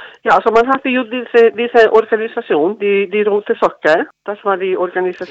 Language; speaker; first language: German; non-native, fluent; Icelandic